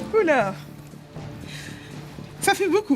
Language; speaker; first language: French; native; French